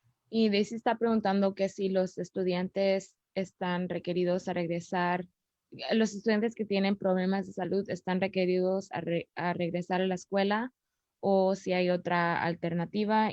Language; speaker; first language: Spanish; early bilingual, other home language; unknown